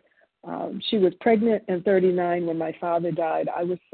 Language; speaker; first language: English; early bilingual, other home language; Italian